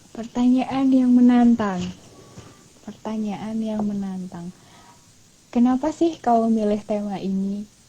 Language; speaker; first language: Indonesian; native; Indonesian